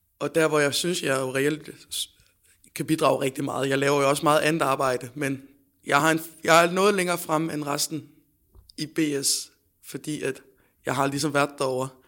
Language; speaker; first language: Danish; native; Danish